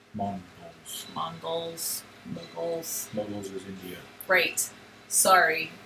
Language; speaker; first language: English; native; English